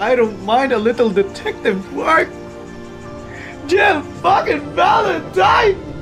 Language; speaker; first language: English; non-native, local second language; Filipino